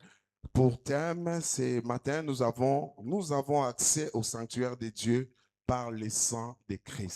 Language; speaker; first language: French; non-native, local second language; Lingala